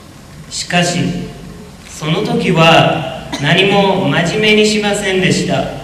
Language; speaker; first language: Japanese; non-native, learner; English